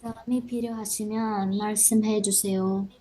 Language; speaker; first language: Korean; non-native, learner; Indonesian